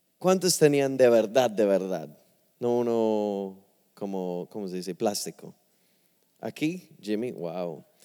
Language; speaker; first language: Spanish; non-native, fluent; English